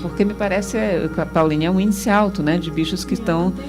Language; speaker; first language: Portuguese; native; Portuguese